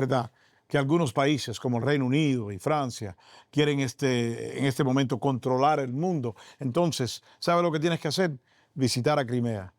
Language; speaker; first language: Spanish; native; Spanish